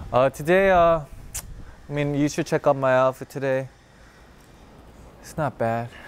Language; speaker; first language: English; early bilingual, other home language; Korean